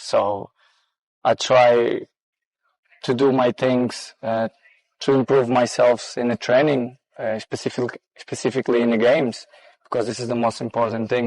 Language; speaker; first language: English; non-native, fluent; Portuguese